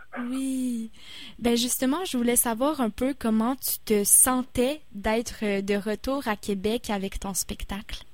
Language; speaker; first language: French; native; French